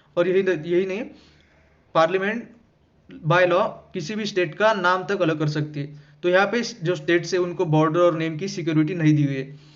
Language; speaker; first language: Hindi; non-native, local second language; Marathi